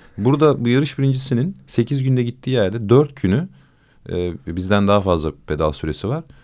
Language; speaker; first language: Turkish; native; Turkish